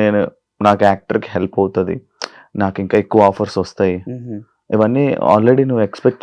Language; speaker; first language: Telugu; native; Telugu